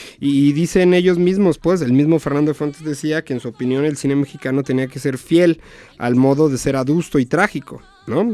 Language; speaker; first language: Spanish; native; Spanish